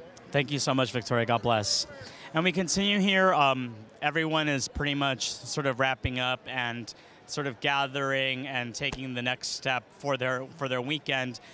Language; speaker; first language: English; early bilingual, other home language; Spanish